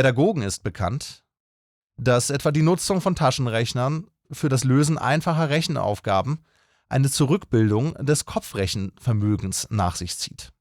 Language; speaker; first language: German; native; German